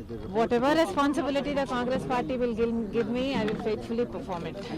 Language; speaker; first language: English; non-native, local second language; Telugu